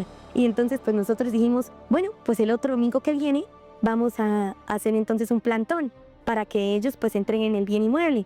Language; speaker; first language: Spanish; native; Spanish